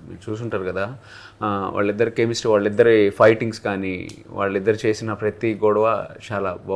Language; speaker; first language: Telugu; native; Telugu